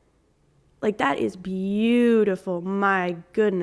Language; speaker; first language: English; native; English